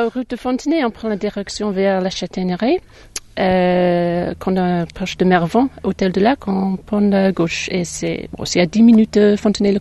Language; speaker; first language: French; non-native, fluent; English